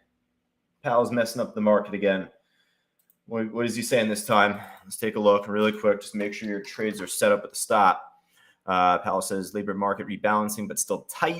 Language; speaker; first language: English; native; English